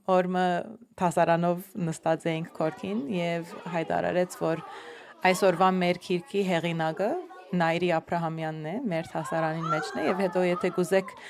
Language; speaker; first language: Armenian; early bilingual, heritage; Armenian